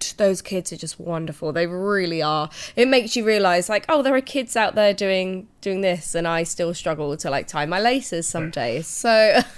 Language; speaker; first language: English; native; English